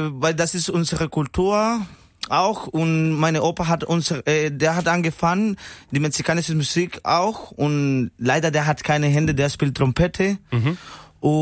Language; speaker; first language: German; non-native, learner; Spanish